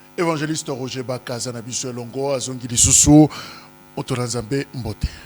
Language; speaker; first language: Lingala; native; Lingala